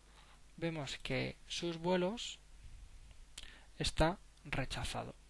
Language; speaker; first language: Spanish; native; Spanish